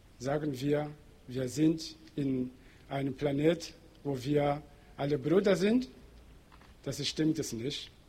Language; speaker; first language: German; non-native, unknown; Portuguese